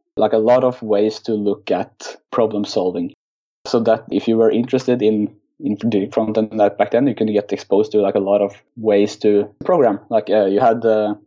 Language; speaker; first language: English; non-native, fluent; Norwegian